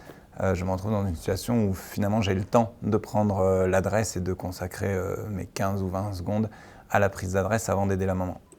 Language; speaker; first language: French; native; French